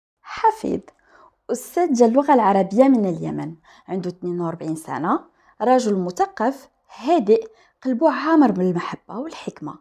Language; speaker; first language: Arabic; native; Arabic